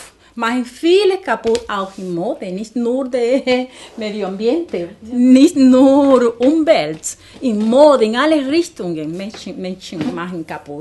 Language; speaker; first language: German; non-native, learner; Spanish